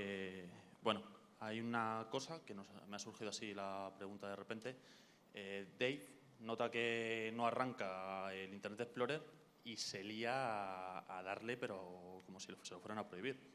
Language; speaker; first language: Spanish; native; Spanish